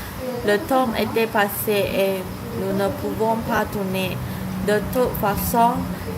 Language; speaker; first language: French; non-native, learner; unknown